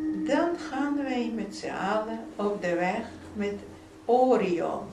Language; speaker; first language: Dutch; non-native, fluent; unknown